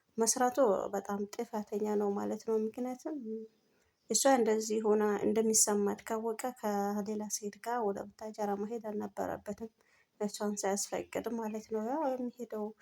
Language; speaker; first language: Amharic; non-native, local second language; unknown